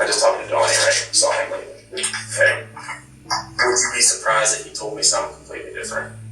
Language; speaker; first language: English; native; English